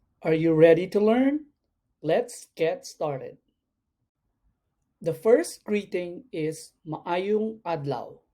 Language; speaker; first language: English; non-native, local second language; Cebuano